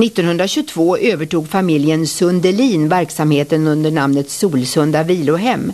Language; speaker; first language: Swedish; native; Swedish